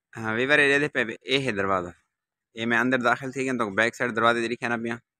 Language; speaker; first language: Urdu; non-native, local second language; Saraiki